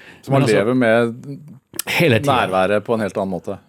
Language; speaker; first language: Norwegian; native; Norwegian